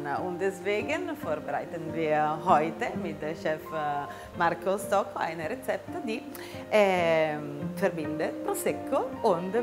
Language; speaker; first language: German; non-native, learner; Italian